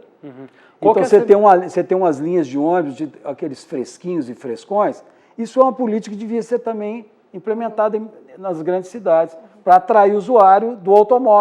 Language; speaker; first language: Portuguese; native; Portuguese